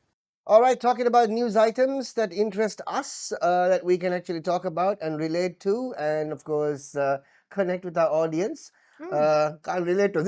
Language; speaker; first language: English; non-native, local second language; Sinhala